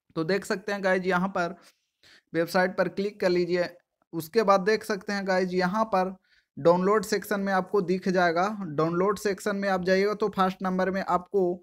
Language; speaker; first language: Hindi; native; Hindi